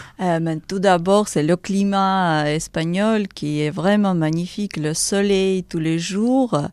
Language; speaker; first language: French; non-native, fluent; Russian